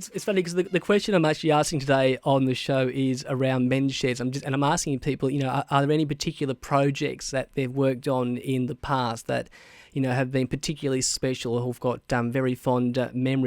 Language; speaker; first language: English; native; English